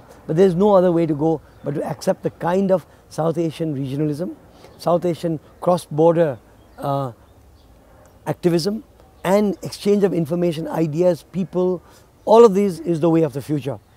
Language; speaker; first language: English; non-native, local second language; Nepali